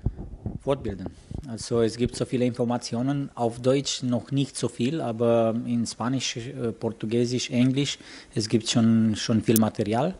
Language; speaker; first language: German; non-native, fluent; Romanian